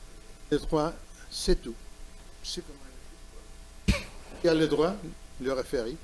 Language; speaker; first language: French; non-native, learner; Spanish